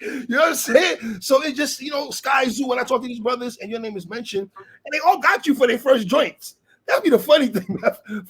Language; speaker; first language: English; native; English